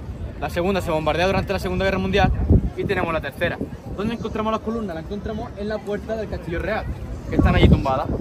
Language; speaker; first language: Spanish; native; Spanish